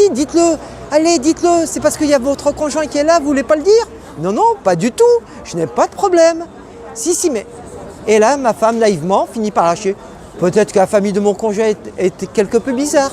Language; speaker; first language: French; native; French